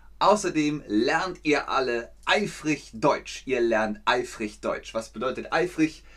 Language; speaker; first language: German; native; German